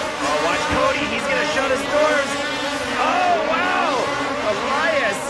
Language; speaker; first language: English; native; English